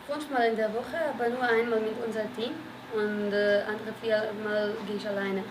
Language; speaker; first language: German; non-native, learner; Persian